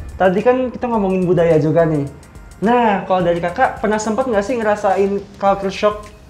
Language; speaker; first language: Indonesian; native; Indonesian